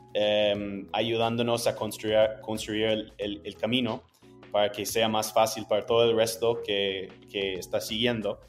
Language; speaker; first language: Spanish; non-native, fluent; English